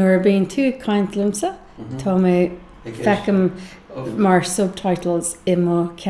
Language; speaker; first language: Irish; non-native, learner; English